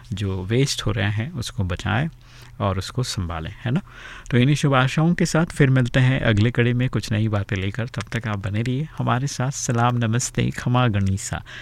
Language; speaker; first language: Hindi; native; Hindi